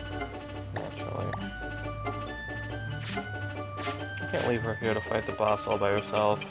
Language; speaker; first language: English; native; English